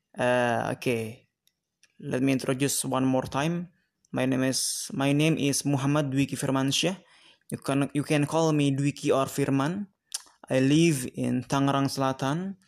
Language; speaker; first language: English; non-native, learner; Indonesian